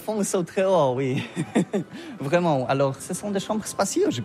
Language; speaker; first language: French; non-native, learner; Polish